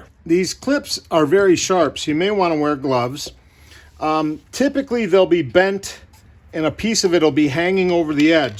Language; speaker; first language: English; native; English